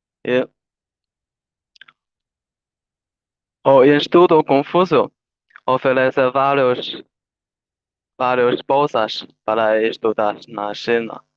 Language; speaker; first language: Portuguese; non-native, learner; Chinese